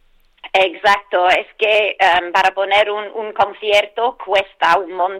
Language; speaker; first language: Spanish; non-native, fluent; English